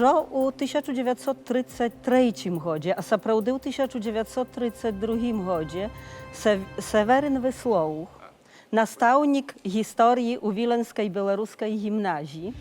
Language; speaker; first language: Polish; non-native, learner; Belarusian